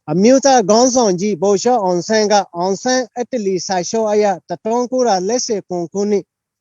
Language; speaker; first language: Burmese; native; Burmese